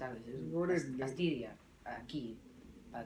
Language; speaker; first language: Spanish; early bilingual, heritage; English